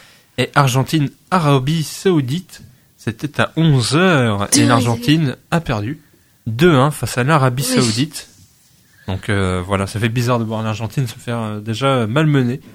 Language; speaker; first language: French; native; French